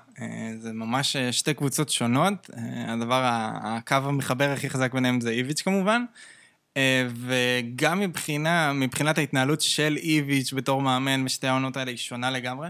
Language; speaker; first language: Hebrew; native; Hebrew